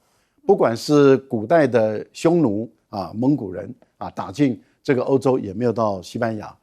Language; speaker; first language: Chinese; native; Chinese